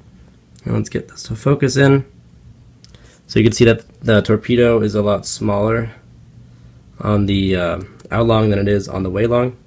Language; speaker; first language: English; native; English